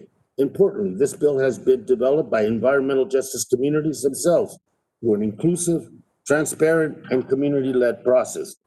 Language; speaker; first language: English; native; English